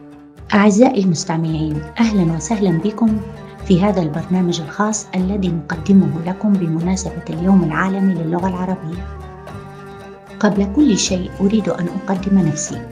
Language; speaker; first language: Arabic; non-native, learner; Spanish